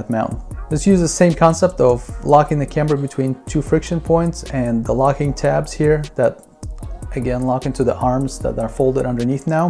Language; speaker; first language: English; native; English